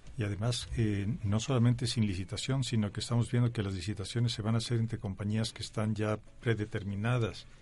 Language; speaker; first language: Spanish; native; Spanish